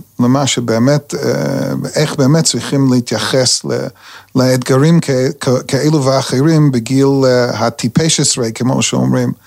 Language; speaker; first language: Hebrew; non-native, fluent; English